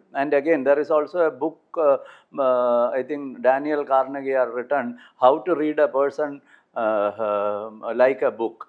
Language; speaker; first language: English; non-native, local second language; Malayalam